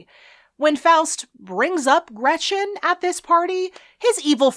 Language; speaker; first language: English; native; English